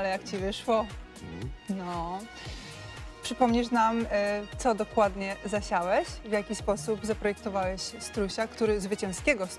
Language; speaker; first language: Polish; native; Polish